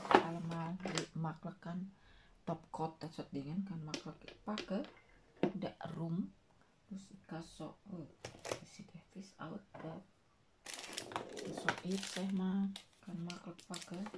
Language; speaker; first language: Dutch; non-native, learner; Indonesian